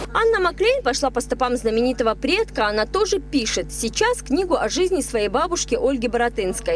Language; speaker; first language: Russian; native; Russian